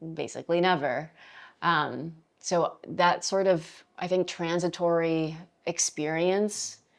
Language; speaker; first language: English; native; English